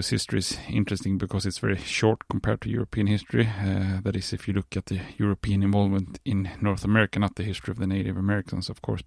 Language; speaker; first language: English; non-native, fluent; Swedish